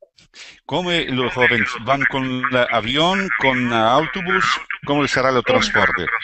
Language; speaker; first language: Spanish; non-native, learner; Portuguese